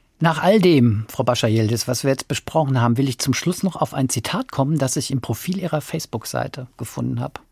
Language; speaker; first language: German; native; German